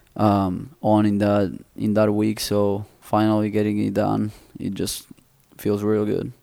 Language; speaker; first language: English; non-native, fluent; Spanish